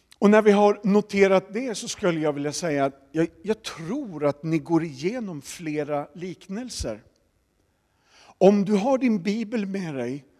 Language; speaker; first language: Swedish; native; Swedish